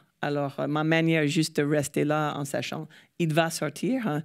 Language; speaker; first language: French; non-native, fluent; English